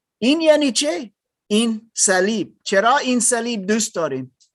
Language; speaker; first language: Persian; non-native, learner; German